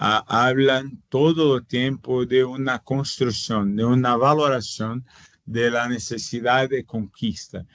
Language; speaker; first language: Spanish; non-native, fluent; Portuguese